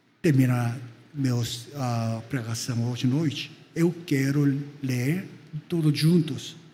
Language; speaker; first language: Portuguese; non-native, fluent; Korean